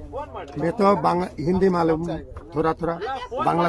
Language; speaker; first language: Hindi; non-native, learner; Bangla